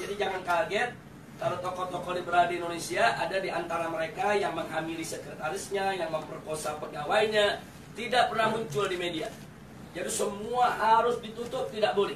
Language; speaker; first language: Indonesian; native; Indonesian